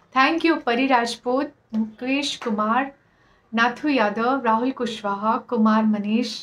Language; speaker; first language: Hindi; native; Hindi